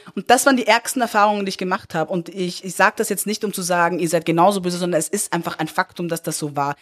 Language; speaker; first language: German; early bilingual, other home language; Persian